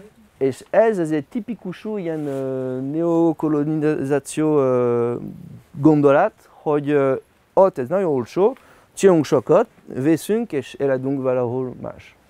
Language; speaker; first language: Hungarian; non-native, learner; French